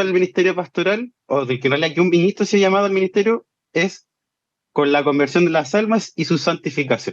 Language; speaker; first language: Spanish; native; Spanish